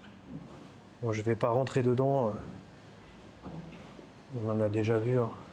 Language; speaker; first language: French; native; French